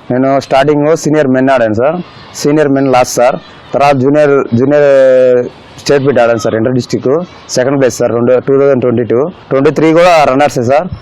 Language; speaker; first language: Telugu; native; Telugu